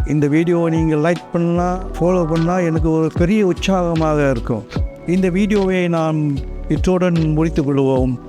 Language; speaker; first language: Tamil; non-native, local second language; Chinese